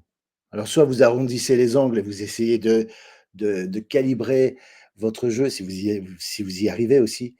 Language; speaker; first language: French; native; French